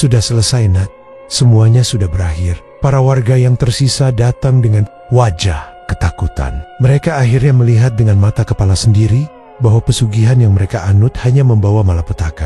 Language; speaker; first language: Indonesian; native; Indonesian